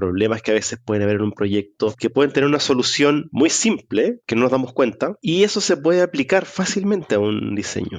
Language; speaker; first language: Spanish; native; Spanish